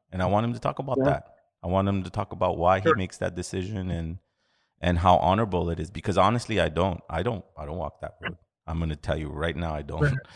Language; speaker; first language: English; early bilingual, other home language; Spanish